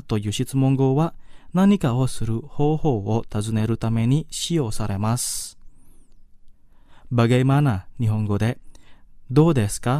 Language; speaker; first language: Japanese; non-native, fluent; Indonesian